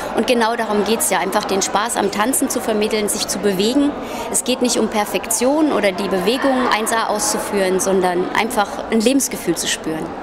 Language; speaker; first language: German; native; German